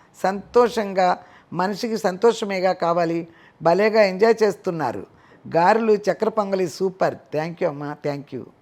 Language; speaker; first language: Telugu; native; Telugu